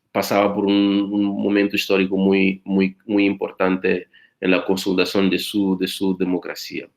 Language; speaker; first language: Spanish; non-native, fluent; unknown